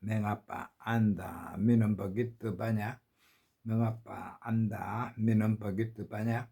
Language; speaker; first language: Indonesian; non-native, learner; Korean